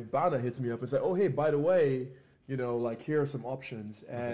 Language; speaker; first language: English; non-native, local second language; Igbo